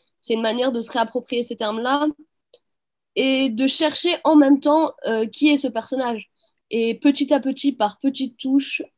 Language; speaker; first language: French; early bilingual, other home language; Arabic